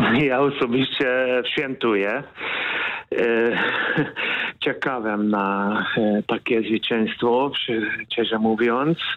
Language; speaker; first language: Polish; non-native, fluent; Hungarian